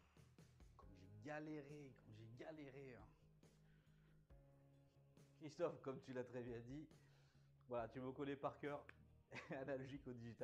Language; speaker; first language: French; native; French